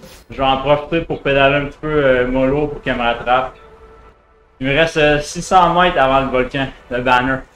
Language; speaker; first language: French; native; French